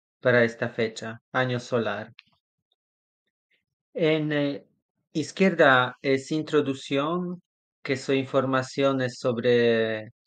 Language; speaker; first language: Spanish; non-native, learner; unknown